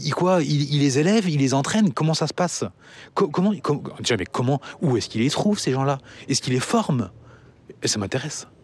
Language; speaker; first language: French; native; French